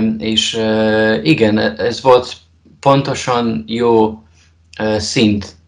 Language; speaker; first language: Hungarian; non-native, learner; Polish